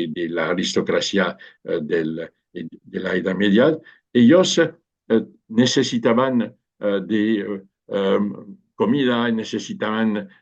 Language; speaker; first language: Spanish; non-native, fluent; French